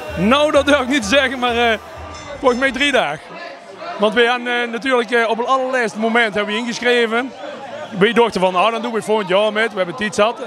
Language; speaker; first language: Dutch; native; Dutch